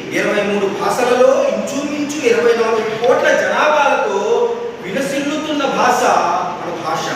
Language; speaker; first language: Telugu; non-native, local second language; Odia